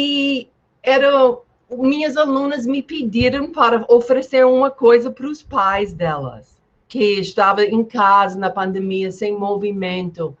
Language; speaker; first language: Portuguese; non-native, fluent; English